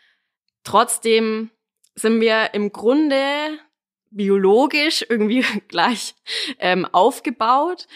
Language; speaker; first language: German; native; German